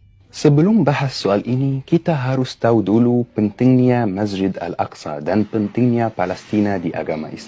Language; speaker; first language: Indonesian; non-native, fluent; Arabic